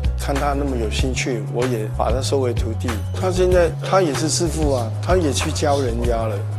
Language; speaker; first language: Chinese; non-native, local second language; Cantonese